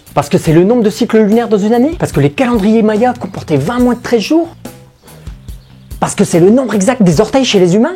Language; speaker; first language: French; native; French